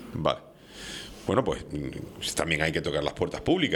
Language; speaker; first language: Spanish; native; Spanish